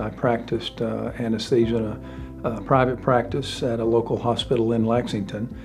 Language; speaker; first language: English; native; English